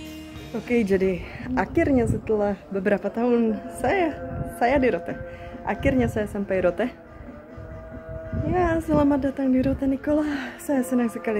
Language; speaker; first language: Indonesian; non-native, fluent; Czech